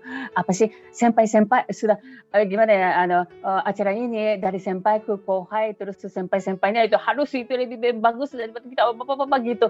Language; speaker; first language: Indonesian; non-native, fluent; Japanese